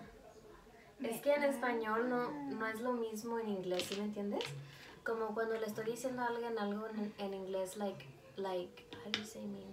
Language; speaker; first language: Spanish; early bilingual, heritage; Spanish